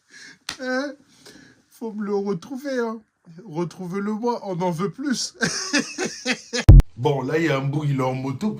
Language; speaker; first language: French; native; French